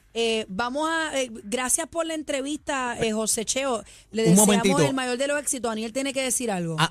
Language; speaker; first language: Spanish; native; Spanish